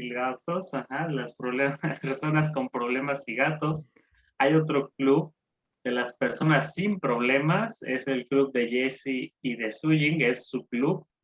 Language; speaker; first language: Spanish; non-native, fluent; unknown